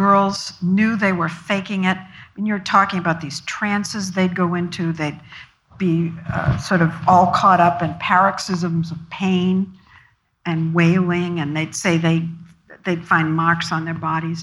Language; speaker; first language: English; native; English